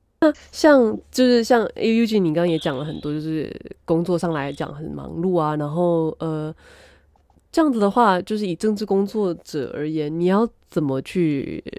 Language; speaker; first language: Chinese; native; Chinese